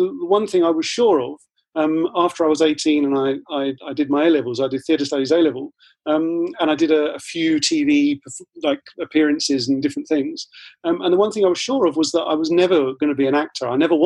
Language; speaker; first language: English; native; English